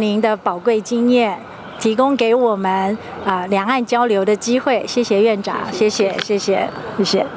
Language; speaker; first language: Chinese; native; Chinese